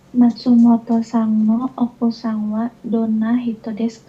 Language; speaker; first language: Japanese; non-native, learner; Indonesian